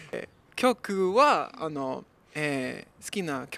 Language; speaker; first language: Japanese; non-native, learner; English